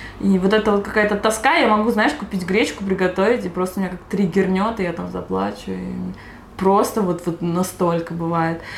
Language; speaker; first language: Russian; native; Russian